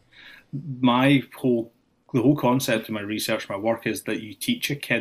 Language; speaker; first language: English; native; English